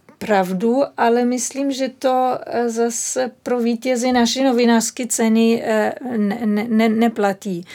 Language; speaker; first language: Czech; non-native, fluent; German